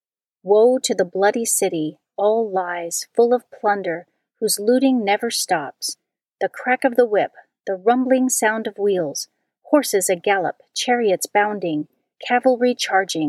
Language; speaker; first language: English; native; English